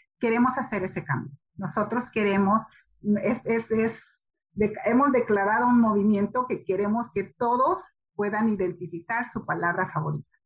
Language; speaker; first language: Spanish; early bilingual, heritage; Spanish